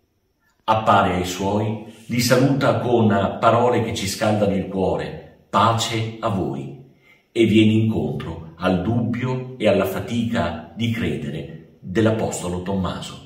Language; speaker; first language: Italian; native; Italian